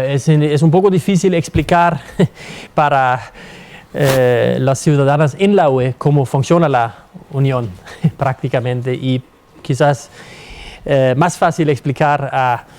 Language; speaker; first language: Spanish; non-native, fluent; Danish